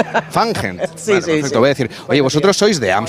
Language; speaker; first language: Spanish; native; Spanish